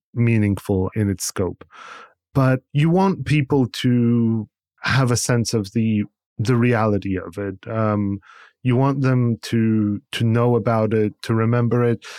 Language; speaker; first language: English; non-native, fluent; Polish